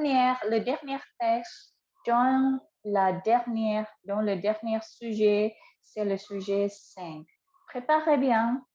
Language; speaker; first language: French; non-native, fluent; Indonesian